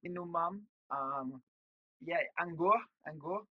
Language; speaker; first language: Indonesian; non-native, learner; English